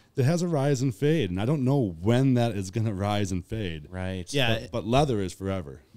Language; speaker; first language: English; native; English